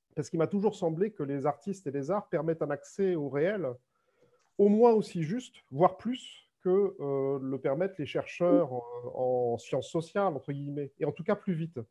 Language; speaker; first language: French; native; French